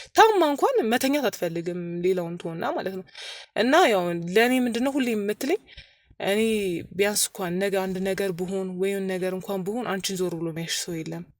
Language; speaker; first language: Amharic; native; Amharic